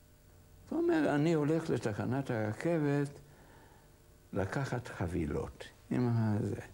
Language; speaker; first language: Hebrew; non-native, fluent; Hungarian